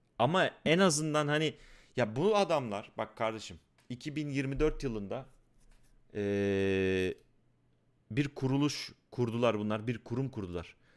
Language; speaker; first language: Turkish; native; Turkish